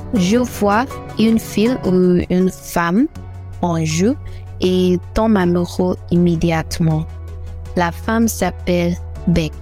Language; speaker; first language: French; non-native, learner; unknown